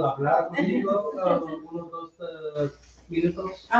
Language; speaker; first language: Spanish; non-native, learner; English